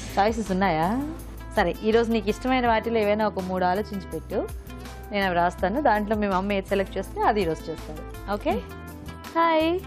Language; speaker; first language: Telugu; native; Telugu